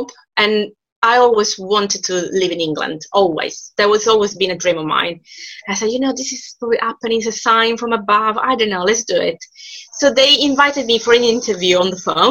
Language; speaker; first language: English; non-native, fluent; Italian